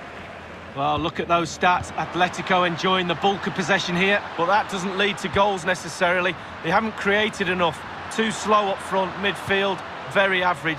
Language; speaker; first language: English; native; English